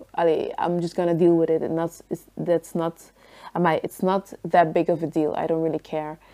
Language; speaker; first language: English; early bilingual, other home language; Dutch